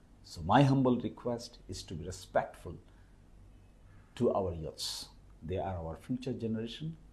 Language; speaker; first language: English; non-native, local second language; Bangla